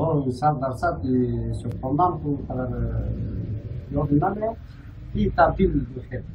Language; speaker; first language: Persian; native; Persian